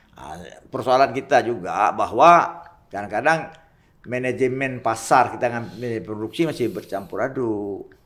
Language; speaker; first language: Indonesian; non-native, local second language; Achinese